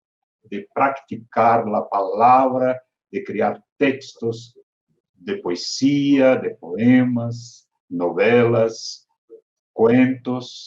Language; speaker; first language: Spanish; non-native, fluent; Portuguese